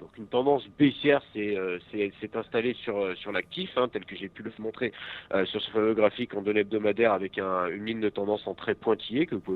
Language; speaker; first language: French; native; French